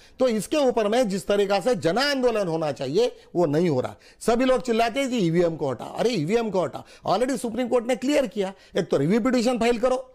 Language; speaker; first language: Hindi; non-native, local second language; Marathi